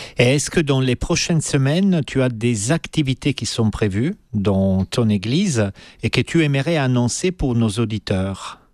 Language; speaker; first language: French; native; French